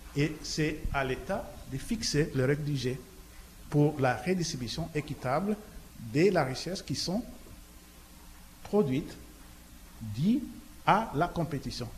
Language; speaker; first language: French; non-native, local second language; Lingala